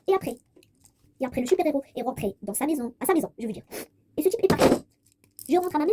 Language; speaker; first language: French; non-native, local second language; Arabic